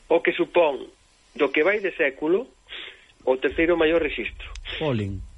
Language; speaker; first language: Galician; native; Galician